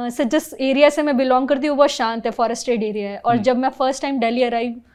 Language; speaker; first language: Hindi; non-native, local second language; Marathi